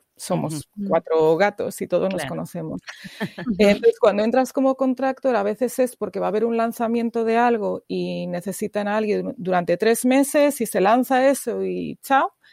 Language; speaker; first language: Spanish; native; Spanish